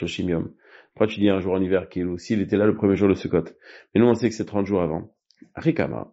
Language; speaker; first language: French; native; French